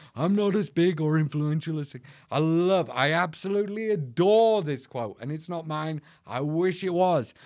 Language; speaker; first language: English; native; English